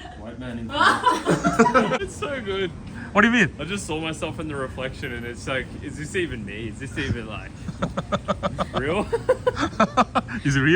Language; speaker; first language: English; native; English